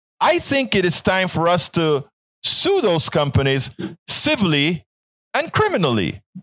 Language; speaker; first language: English; non-native, fluent; Spanish